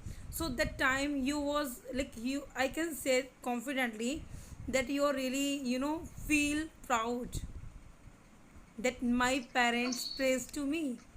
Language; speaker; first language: English; non-native, local second language; Hindi